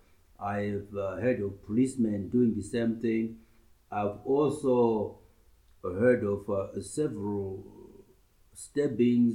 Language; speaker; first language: English; non-native, local second language; Shona